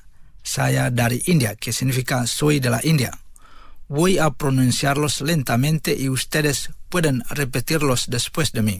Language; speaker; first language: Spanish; non-native, fluent; Indonesian